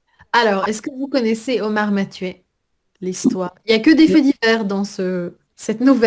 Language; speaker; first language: French; native; French